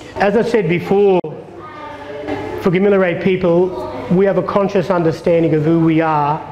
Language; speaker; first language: English; native; English